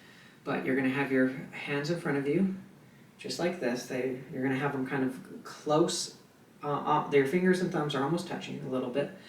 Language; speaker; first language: English; native; English